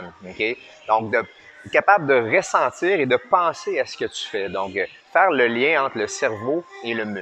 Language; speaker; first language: French; native; French